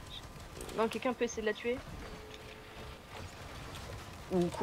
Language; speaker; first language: French; native; French